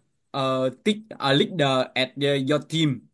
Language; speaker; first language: English; non-native, learner; Vietnamese